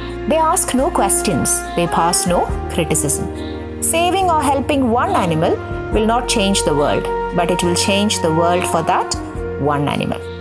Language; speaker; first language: English; non-native, local second language; Malayalam